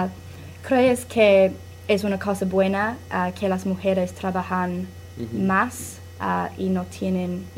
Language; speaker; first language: Spanish; non-native, learner; English